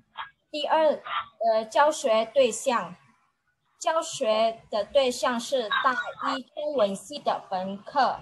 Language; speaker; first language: Chinese; non-native, learner; Indonesian